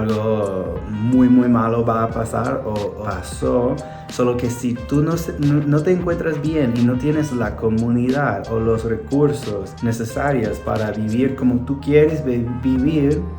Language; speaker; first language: Spanish; non-native, fluent; English